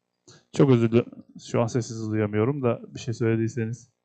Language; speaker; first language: Turkish; native; Turkish